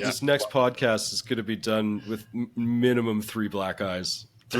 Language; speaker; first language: English; native; English